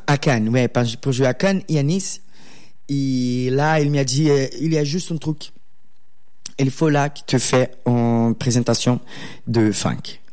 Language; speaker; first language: French; non-native, learner; Portuguese